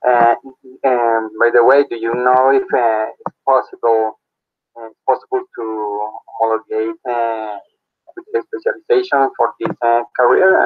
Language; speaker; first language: English; non-native, learner; Spanish